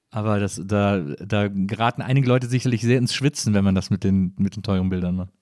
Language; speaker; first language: German; native; German